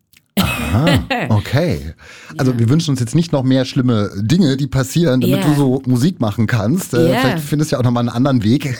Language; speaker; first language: German; native; German